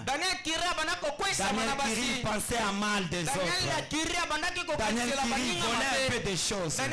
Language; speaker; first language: French; non-native, local second language; Lingala